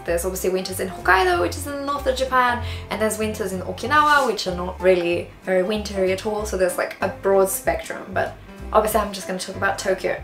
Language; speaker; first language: English; native; English